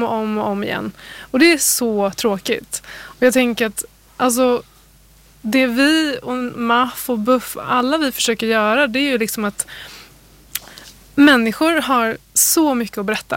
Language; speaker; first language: Swedish; native; Swedish